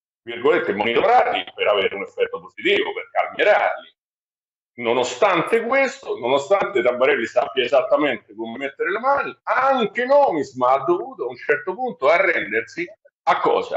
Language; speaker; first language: Italian; native; Italian